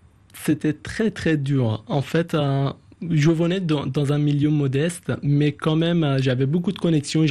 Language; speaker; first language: French; non-native, fluent; Persian